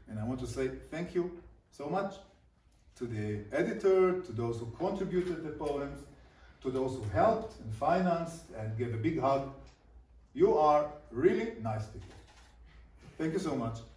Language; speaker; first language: English; non-native, fluent; Hebrew